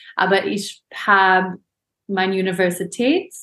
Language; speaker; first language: German; non-native, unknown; English